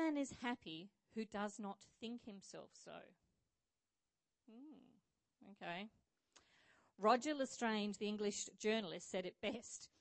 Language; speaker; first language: English; native; English